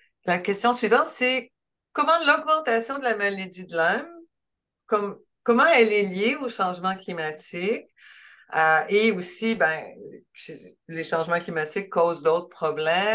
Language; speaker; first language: French; native; French